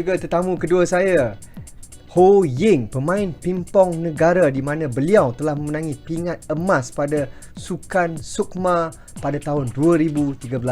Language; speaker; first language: Malay; native; Malay